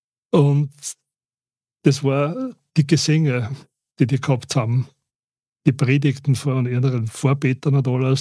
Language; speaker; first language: German; native; German